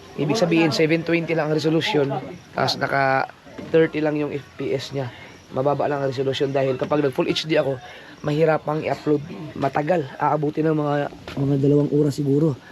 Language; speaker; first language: Filipino; non-native, local second language; Cebuano